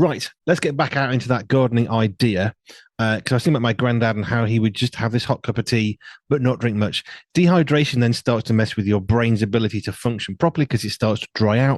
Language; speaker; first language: English; native; English